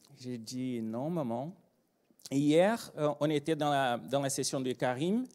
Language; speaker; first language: French; non-native, fluent; Portuguese